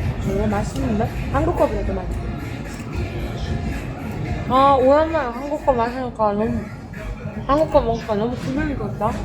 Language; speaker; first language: Korean; non-native, fluent; Uzbek